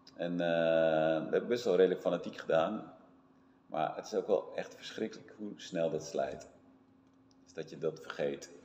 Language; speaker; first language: Dutch; native; Dutch